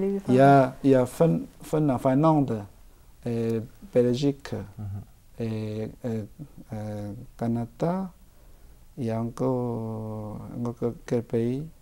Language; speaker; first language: French; non-native, fluent; Chinese